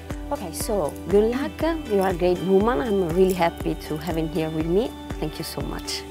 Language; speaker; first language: English; non-native, fluent; Italian